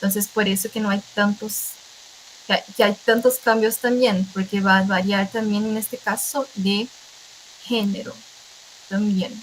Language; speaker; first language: Spanish; non-native, fluent; Portuguese